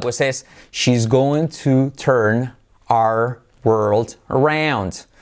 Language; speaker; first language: English; non-native, fluent; Spanish